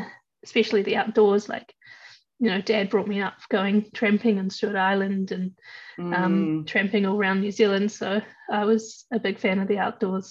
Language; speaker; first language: English; native; English